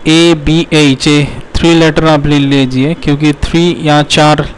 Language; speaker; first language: Hindi; non-native, local second language; Bangla